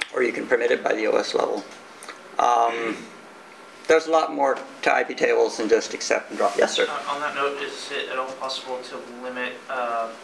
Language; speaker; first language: English; native; English